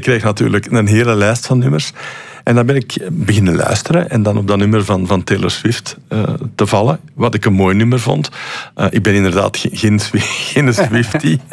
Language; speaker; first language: Dutch; native; Dutch